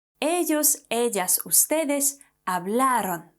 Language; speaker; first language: Spanish; non-native, fluent; Polish